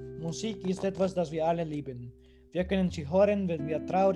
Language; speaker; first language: German; non-native, learner; Spanish